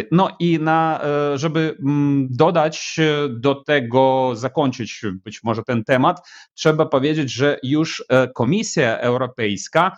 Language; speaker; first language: Polish; non-native, fluent; Ukrainian